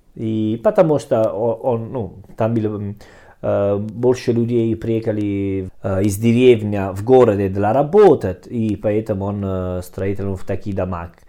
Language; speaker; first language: Russian; non-native, learner; Italian